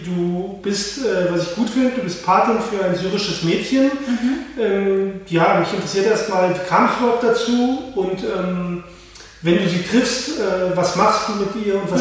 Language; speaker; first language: German; native; German